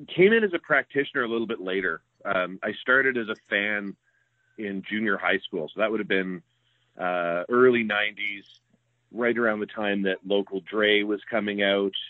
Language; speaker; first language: English; native; English